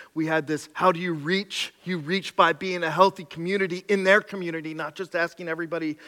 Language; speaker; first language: English; native; English